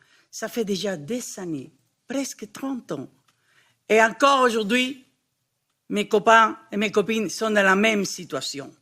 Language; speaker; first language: French; non-native, fluent; Spanish